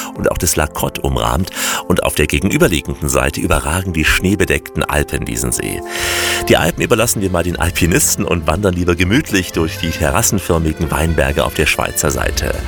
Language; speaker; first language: German; native; German